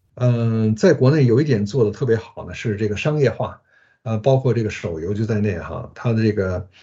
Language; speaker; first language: Chinese; early bilingual, other home language; Japanese